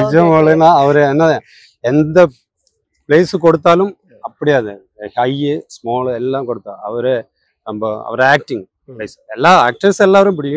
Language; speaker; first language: Tamil; non-native, learner; Malayalam